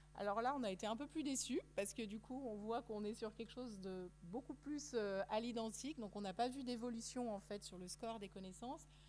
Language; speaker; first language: French; native; French